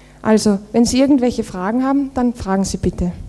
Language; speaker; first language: German; native; German